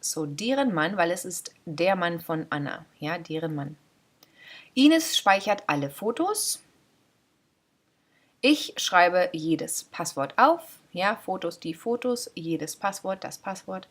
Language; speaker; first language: German; non-native, fluent; English